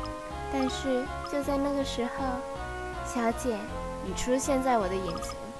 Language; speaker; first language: Chinese; native; Chinese